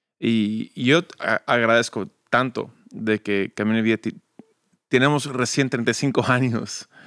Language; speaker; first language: Spanish; early bilingual, other home language; English